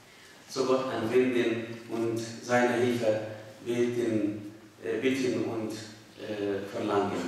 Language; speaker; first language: German; non-native, fluent; Arabic